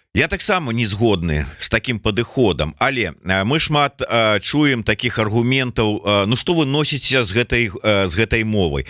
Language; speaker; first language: Belarusian; non-native, local second language; Russian